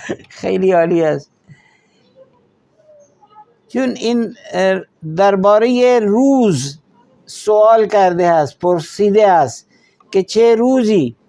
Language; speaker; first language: Persian; non-native, fluent; Urdu